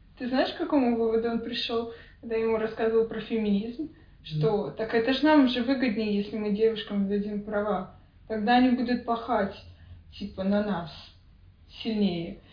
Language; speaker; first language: Russian; native; Russian